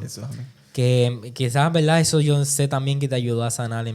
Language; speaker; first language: Spanish; native; Spanish